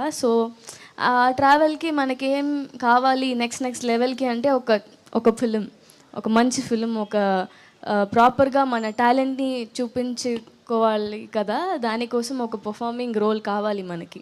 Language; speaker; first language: Telugu; non-native, learner; Tamil